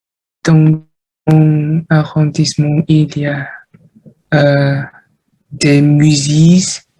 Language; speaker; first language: French; non-native, learner; Vietnamese